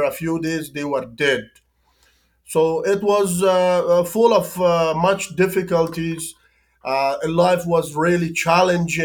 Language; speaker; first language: English; non-native, fluent; Persian